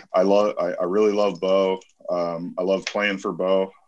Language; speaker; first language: English; native; English